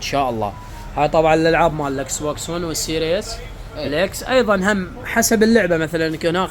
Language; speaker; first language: Arabic; native; Arabic